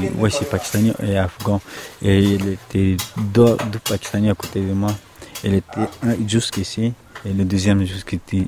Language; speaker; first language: French; non-native, learner; Pashto